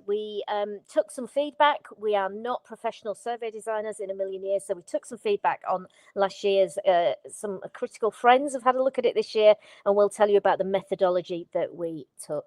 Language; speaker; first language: English; native; English